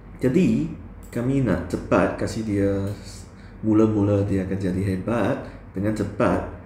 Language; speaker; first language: Malay; non-native, local second language; Chinese